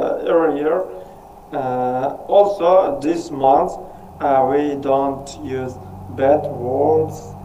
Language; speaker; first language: English; non-native, learner; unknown